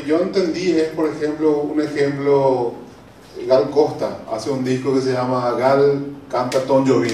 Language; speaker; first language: Spanish; native; Spanish